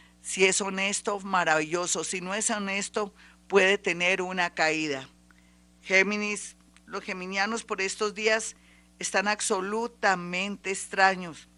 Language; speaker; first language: Spanish; native; Spanish